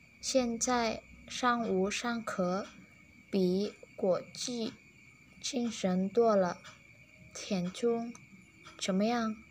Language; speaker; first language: Chinese; non-native, learner; Indonesian